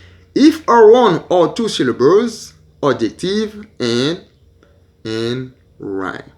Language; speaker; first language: English; non-native, learner; Haitian Creole